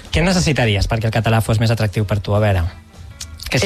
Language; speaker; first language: Catalan; native; Catalan